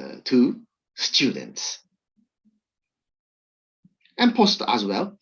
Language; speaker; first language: English; non-native, learner; Japanese